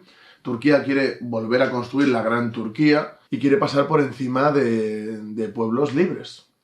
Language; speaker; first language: Spanish; native; Spanish